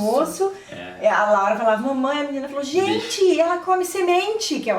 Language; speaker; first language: Portuguese; native; Portuguese